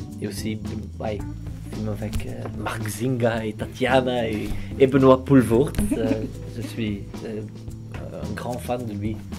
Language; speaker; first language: French; non-native, local second language; Dutch